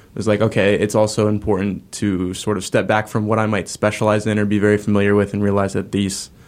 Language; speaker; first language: English; native; English